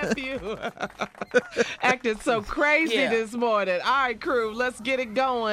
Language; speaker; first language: English; native; English